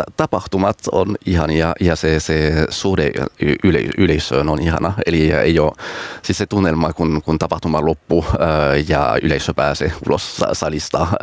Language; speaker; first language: Finnish; non-native, fluent; French